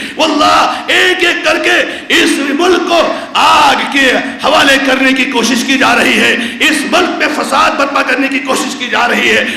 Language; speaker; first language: Urdu; non-native, local second language; Konkani